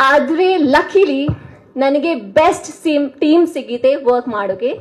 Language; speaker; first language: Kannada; non-native, learner; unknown